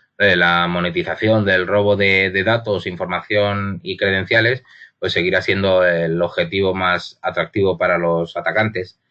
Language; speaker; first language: Spanish; native; Spanish